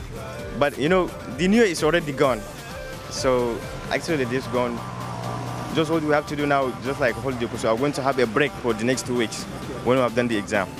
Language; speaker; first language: English; non-native, fluent; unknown